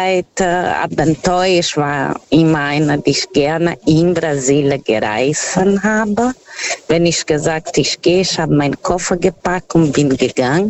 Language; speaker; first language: German; non-native, fluent; Portuguese